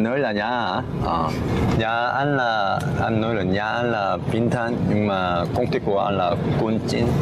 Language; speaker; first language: Vietnamese; non-native, learner; Korean